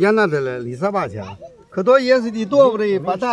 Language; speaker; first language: Russian; non-native, learner; Chinese